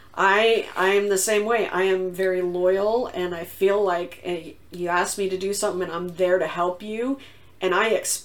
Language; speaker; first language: English; native; English